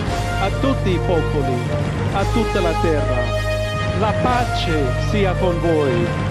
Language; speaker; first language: Italian; non-native, fluent; English